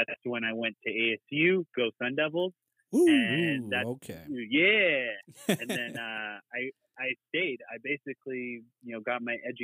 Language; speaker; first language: English; native; English